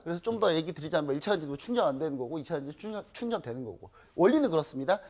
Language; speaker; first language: Korean; native; Korean